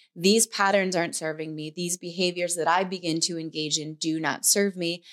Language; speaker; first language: English; native; English